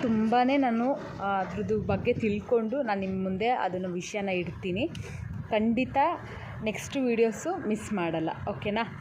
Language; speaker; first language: Kannada; native; Kannada